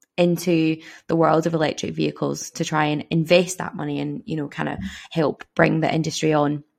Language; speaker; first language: English; native; English